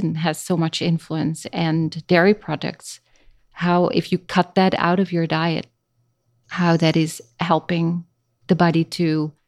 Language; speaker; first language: English; non-native, fluent; Dutch